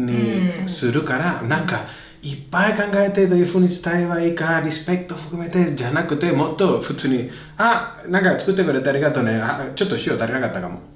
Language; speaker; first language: Japanese; non-native, fluent; Spanish